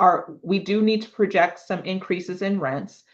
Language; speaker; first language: English; native; English